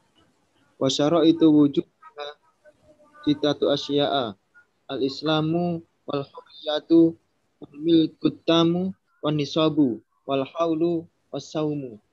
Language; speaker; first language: Arabic; non-native, learner; Indonesian